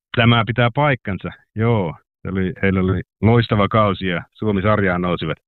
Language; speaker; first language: Finnish; native; Finnish